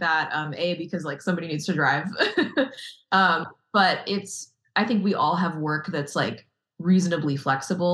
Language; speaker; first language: English; native; English